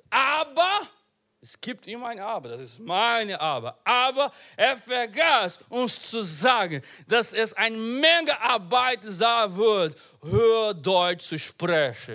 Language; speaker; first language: German; non-native, learner; Portuguese